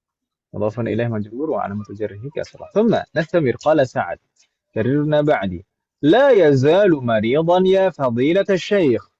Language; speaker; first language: Arabic; non-native, fluent; Indonesian